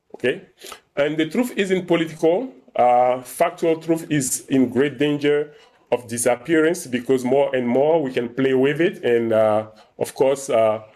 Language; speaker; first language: English; non-native, fluent; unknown